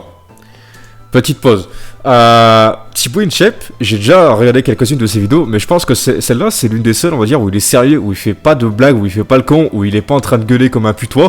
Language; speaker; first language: French; native; French